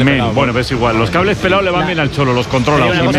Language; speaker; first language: Spanish; native; Spanish